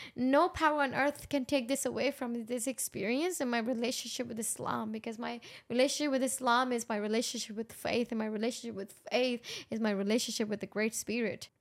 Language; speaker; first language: English; non-native, local second language; Urdu